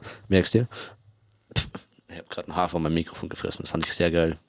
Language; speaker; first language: German; native; German